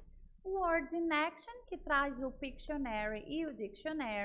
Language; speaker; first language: English; non-native, fluent; Portuguese